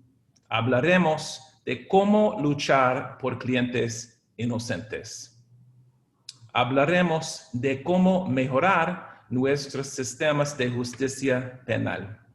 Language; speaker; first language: Spanish; non-native, fluent; English